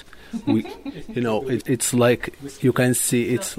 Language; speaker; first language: English; non-native, learner; Arabic